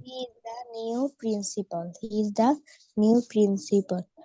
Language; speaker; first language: English; non-native, learner; Bangla